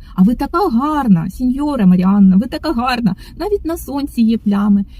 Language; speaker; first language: Ukrainian; non-native, local second language; Russian